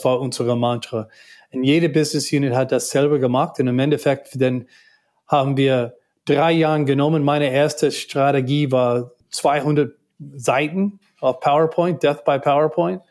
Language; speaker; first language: German; non-native, learner; English